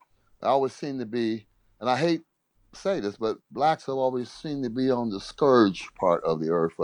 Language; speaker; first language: English; native; English